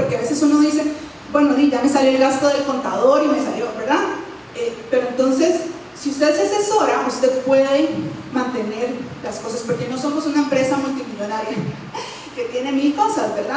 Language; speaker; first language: Spanish; native; Spanish